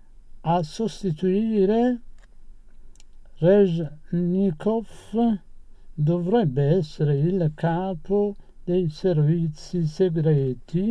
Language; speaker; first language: Italian; non-native, fluent; Persian